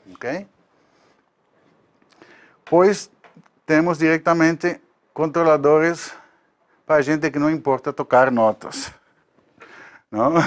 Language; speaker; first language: Portuguese; non-native, learner; Spanish